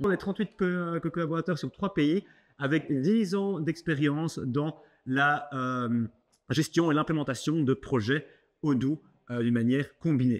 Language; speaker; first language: French; native; French